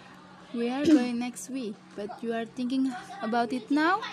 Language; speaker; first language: English; non-native, learner; Indonesian